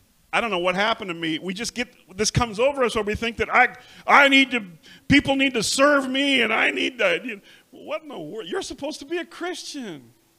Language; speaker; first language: English; native; English